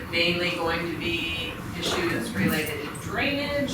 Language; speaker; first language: English; native; English